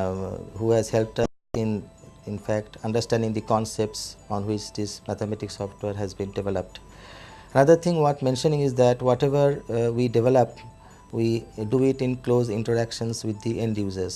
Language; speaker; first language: English; non-native, local second language; Bangla